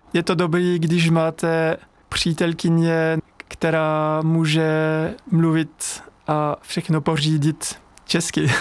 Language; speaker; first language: Czech; non-native, learner; French